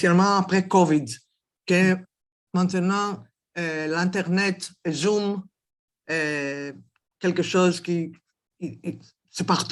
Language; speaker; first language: French; non-native, learner; Greek